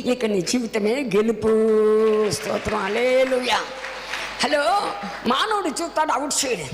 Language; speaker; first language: Telugu; non-native, local second language; Tamil